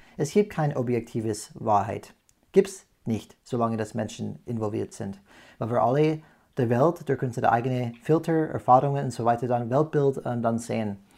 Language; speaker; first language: German; non-native, fluent; English